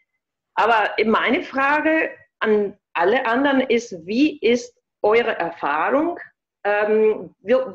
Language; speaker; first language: German; non-native, fluent; Italian